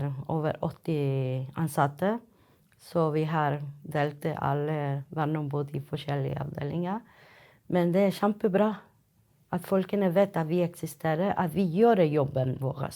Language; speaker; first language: Norwegian; non-native, fluent; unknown